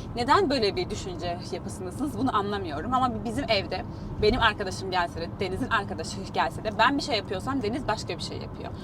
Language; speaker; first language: Turkish; native; Turkish